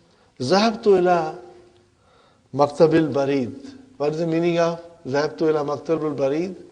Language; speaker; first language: Arabic; non-native, fluent; English